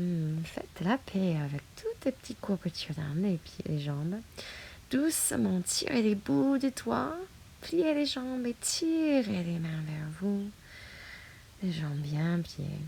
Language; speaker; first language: French; non-native, fluent; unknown